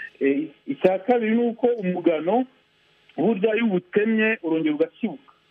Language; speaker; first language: Kinyarwanda; early bilingual, heritage; Kinyarwanda